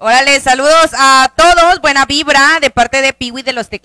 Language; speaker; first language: Spanish; native; Spanish